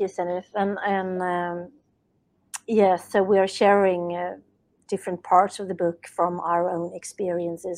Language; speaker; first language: English; non-native, fluent; Swedish